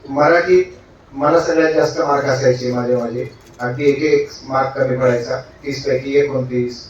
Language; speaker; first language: Marathi; native; Marathi